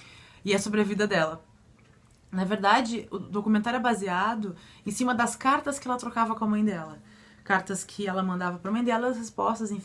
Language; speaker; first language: Portuguese; native; Portuguese